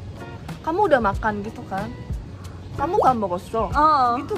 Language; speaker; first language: Indonesian; non-native, fluent; Korean